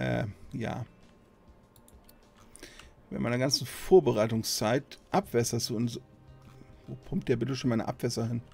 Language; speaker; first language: German; native; German